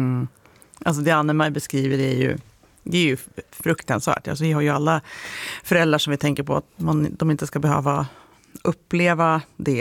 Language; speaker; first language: Swedish; native; Swedish